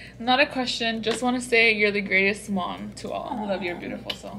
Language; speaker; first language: English; early bilingual, other home language; Spanish